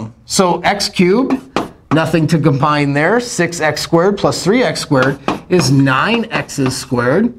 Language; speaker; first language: English; native; English